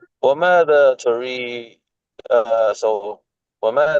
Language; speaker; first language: Arabic; non-native, learner; English